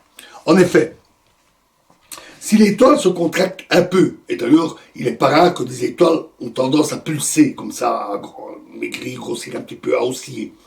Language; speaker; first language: French; native; French